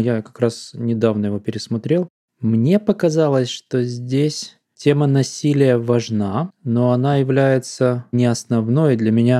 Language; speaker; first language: Russian; native; Russian